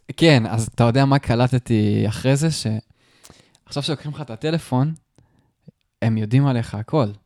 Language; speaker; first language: Hebrew; native; Hebrew